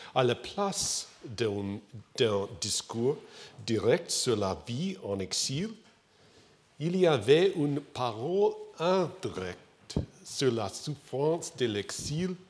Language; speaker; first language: French; non-native, learner; English